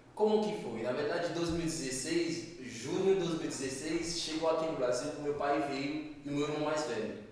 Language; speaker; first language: Portuguese; non-native, fluent; Haitian Creole